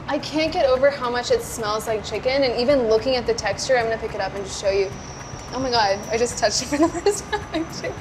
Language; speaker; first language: English; native; English